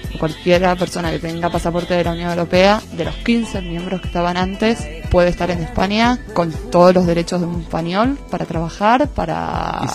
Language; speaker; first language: Spanish; native; Spanish